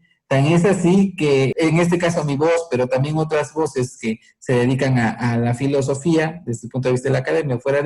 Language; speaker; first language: Spanish; native; Spanish